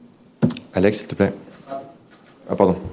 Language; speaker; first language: French; native; French